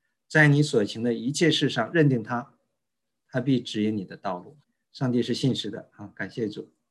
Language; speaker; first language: Chinese; native; Chinese